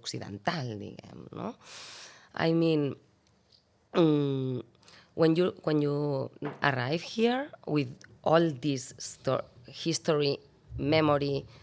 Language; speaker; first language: English; non-native, fluent; Catalan